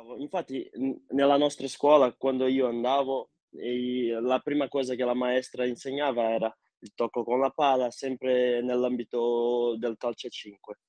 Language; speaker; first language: Italian; non-native, fluent; Portuguese